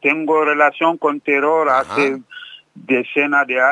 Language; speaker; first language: Spanish; non-native, fluent; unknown